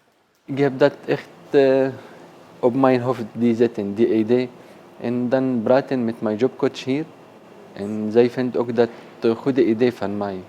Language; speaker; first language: Dutch; non-native, learner; Arabic